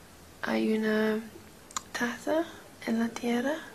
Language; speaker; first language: Spanish; non-native, learner; English